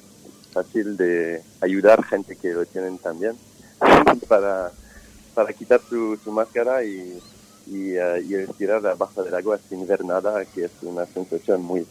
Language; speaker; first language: Spanish; non-native, fluent; French